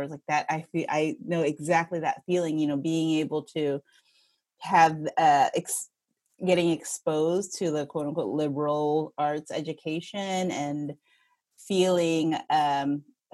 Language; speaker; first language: English; early bilingual, other home language; Filipino